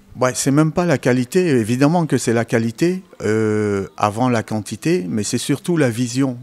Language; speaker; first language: French; native; French